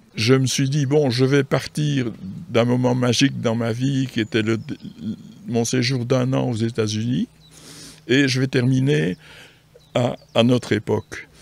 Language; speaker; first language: French; native; French